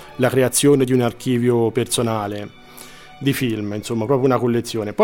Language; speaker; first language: Italian; native; Italian